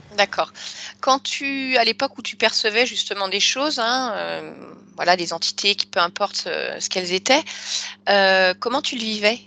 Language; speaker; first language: French; native; French